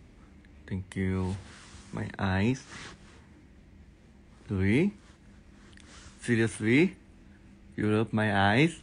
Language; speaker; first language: English; non-native, learner; Thai